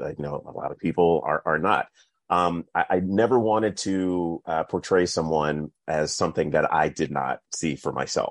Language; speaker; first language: English; native; English